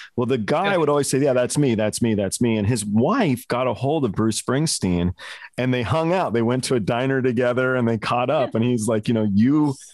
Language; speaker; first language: English; native; English